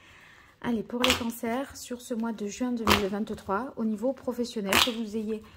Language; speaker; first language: French; native; French